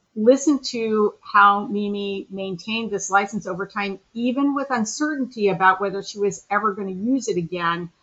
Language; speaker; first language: English; native; English